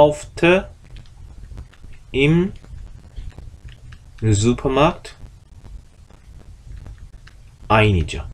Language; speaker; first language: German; non-native, fluent; Korean